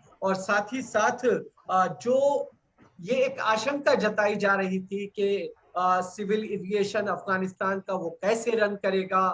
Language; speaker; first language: Hindi; native; Hindi